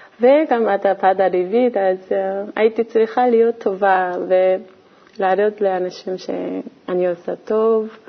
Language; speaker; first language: Hebrew; non-native, learner; Korean